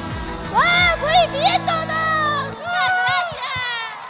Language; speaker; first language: Spanish; non-native, learner; Korean